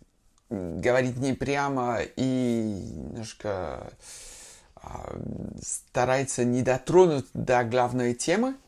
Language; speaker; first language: Russian; non-native, fluent; French